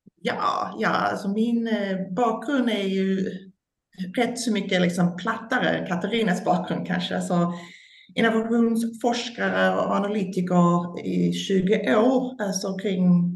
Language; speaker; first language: Swedish; non-native, fluent; English